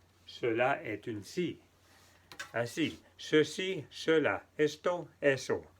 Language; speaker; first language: Spanish; non-native, fluent; French